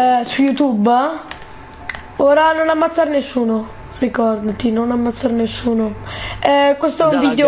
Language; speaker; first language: Italian; native; Italian